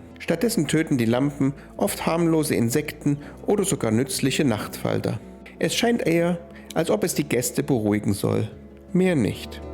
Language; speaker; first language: German; native; German